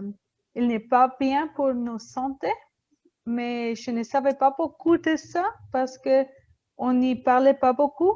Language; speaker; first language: French; non-native, learner; Spanish